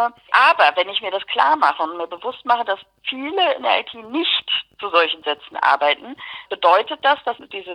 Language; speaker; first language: German; native; German